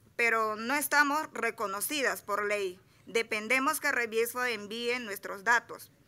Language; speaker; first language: Spanish; native; Spanish